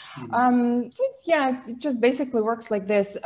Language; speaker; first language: English; non-native, fluent; Russian